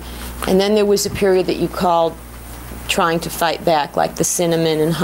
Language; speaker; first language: English; native; English